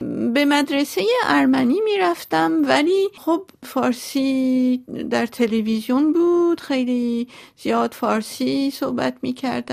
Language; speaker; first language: Persian; non-native, local second language; Armenian